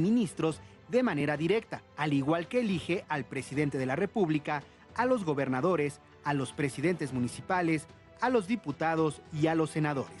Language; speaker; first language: Spanish; native; Spanish